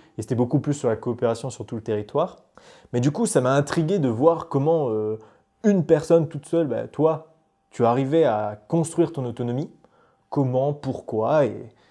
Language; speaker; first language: French; native; French